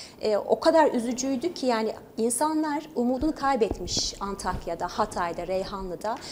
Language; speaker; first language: Turkish; native; Turkish